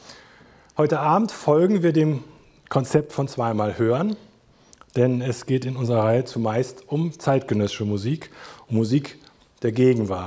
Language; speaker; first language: German; native; German